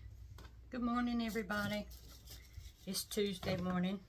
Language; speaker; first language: English; native; English